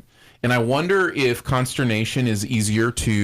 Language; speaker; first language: English; native; English